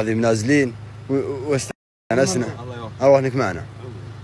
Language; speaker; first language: Arabic; native; Arabic